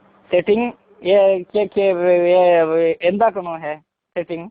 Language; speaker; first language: Hindi; non-native, learner; Malayalam